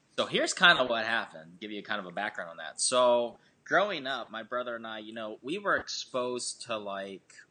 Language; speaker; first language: English; native; English